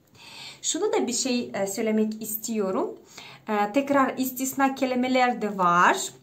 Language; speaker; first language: Turkish; non-native, fluent; Russian